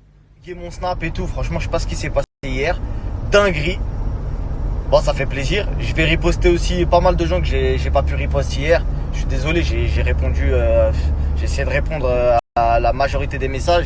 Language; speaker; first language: French; native; French